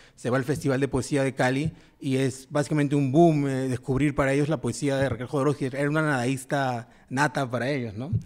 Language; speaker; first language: Spanish; native; Spanish